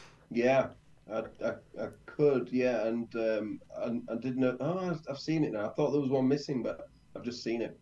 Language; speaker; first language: English; native; English